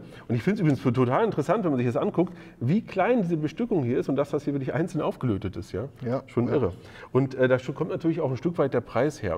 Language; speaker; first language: German; native; German